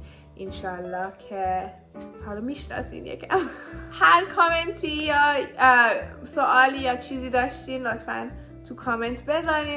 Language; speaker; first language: Persian; early bilingual, heritage; Persian